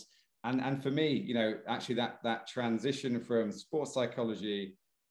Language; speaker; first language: English; native; English